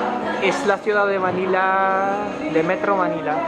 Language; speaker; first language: Spanish; non-native, fluent; Filipino